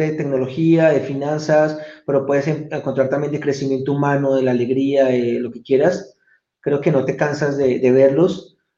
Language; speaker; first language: Spanish; native; Spanish